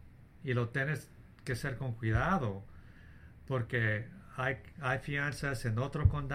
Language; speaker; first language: Spanish; early bilingual, heritage; English